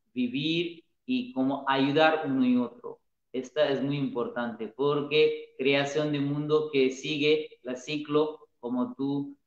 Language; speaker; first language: Spanish; non-native, learner; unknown